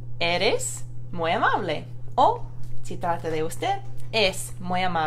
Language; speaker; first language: Spanish; non-native, fluent; English